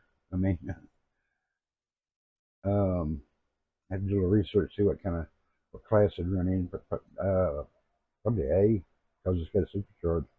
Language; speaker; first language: English; native; English